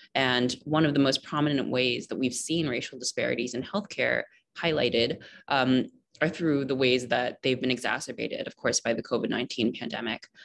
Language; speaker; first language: English; native; English